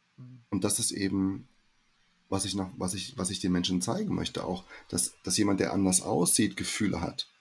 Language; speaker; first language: German; early bilingual, heritage; German